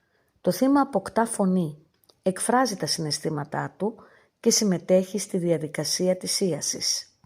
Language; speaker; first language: Greek; native; Greek